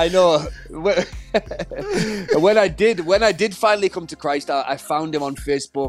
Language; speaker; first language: English; native; English